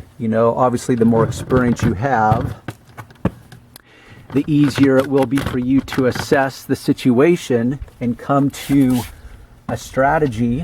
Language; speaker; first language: English; native; English